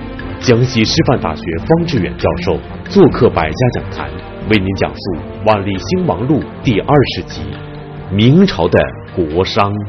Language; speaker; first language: Chinese; native; Chinese